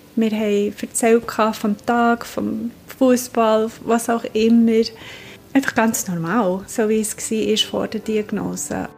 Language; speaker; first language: German; non-native, fluent; English